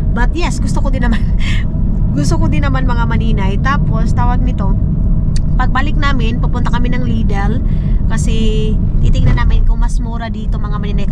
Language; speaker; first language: Filipino; non-native, local second language; Cebuano